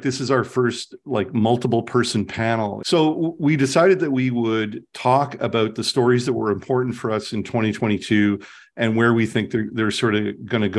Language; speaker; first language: English; native; English